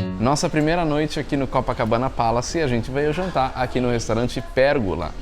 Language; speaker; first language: Portuguese; native; Portuguese